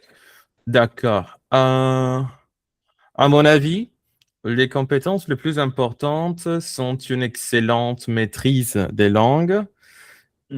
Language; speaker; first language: French; non-native, fluent; Spanish